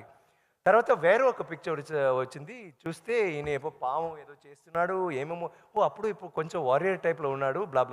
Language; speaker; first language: Telugu; non-native, learner; Tamil